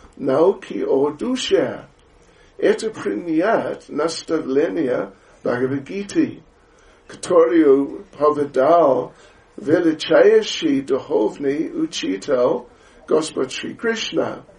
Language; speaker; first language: Russian; non-native, learner; English